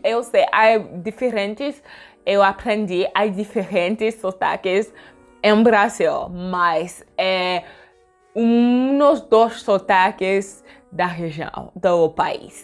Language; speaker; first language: Portuguese; non-native, learner; French